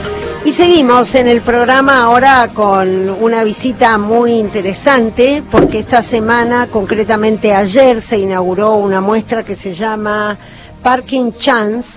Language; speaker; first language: Spanish; native; Spanish